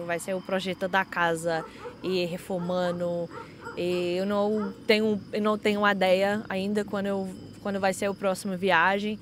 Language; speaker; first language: Portuguese; non-native, fluent; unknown